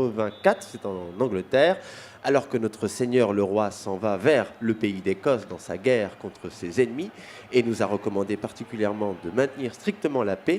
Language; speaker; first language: French; native; French